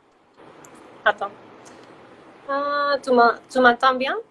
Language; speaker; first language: French; non-native, fluent; Spanish